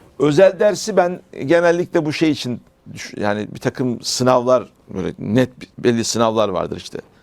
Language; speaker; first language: Turkish; native; Turkish